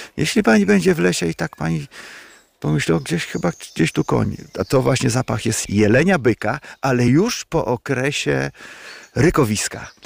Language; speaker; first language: Polish; native; Polish